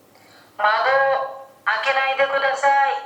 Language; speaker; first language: Japanese; non-native, learner; Bangla